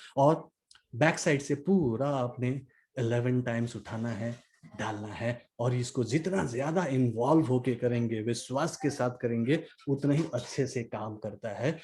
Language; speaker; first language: Hindi; non-native, local second language; Nepali